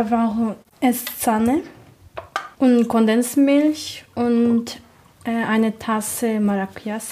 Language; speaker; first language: German; non-native, learner; Portuguese